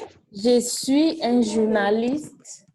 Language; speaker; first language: French; non-native, learner; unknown